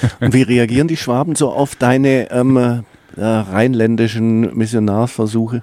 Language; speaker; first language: German; native; German